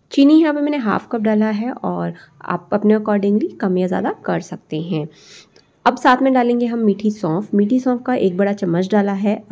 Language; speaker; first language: Hindi; native; Hindi